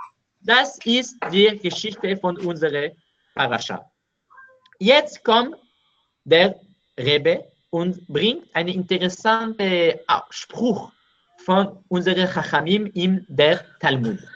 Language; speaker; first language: German; non-native, learner; Hebrew